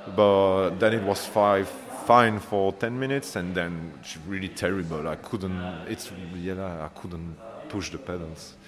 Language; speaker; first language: English; non-native, fluent; French